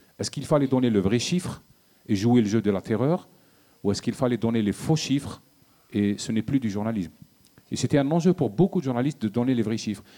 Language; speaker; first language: French; non-native, local second language; Arabic